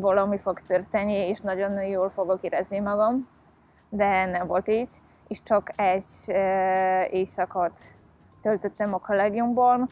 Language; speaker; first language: Hungarian; non-native, fluent; Polish